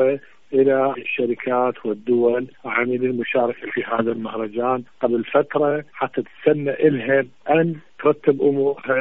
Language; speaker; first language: Arabic; native; Arabic